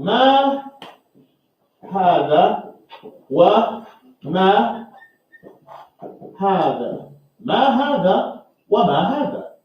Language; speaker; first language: Arabic; non-native, fluent; English